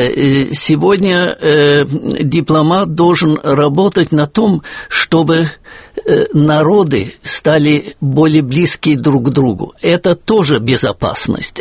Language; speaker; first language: Russian; non-native, fluent; German